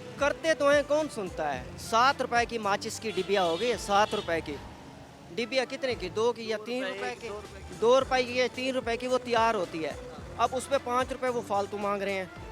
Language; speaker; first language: Urdu; non-native, local second language; Saraiki